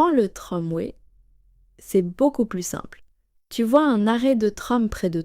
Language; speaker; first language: French; native; French